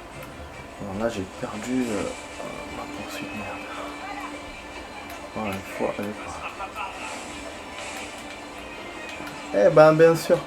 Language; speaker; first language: French; native; French